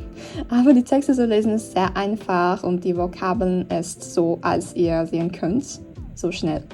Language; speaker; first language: German; non-native, fluent; Turkish